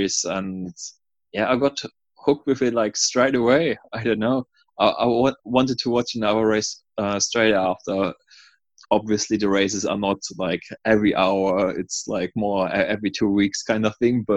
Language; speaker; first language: English; non-native, fluent; German